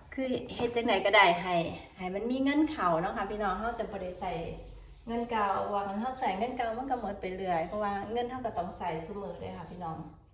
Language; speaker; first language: Thai; native; Thai